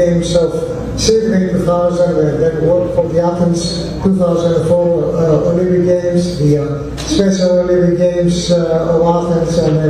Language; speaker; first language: English; non-native, fluent; Greek